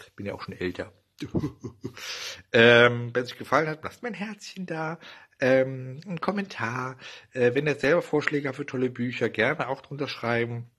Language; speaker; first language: German; native; German